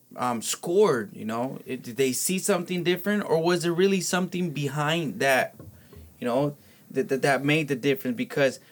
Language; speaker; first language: English; early bilingual, other home language; Spanish